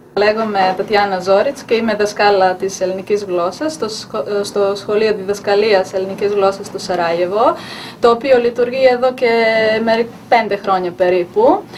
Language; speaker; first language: Greek; non-native, fluent; Bosnian